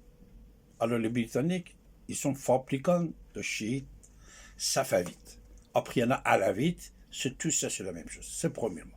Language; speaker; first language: French; non-native, fluent; Persian